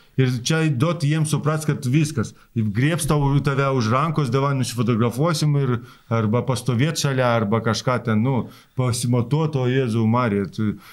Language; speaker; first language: Lithuanian; non-native, local second language; Polish